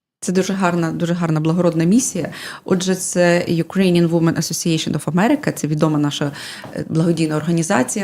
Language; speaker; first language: Ukrainian; native; Ukrainian